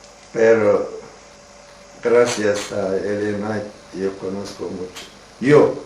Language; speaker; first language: Spanish; non-native, learner; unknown